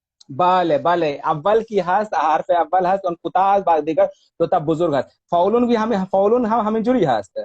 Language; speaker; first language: Persian; non-native, fluent; Hindi